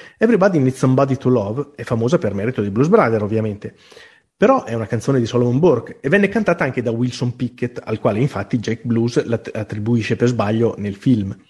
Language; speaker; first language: Italian; native; Italian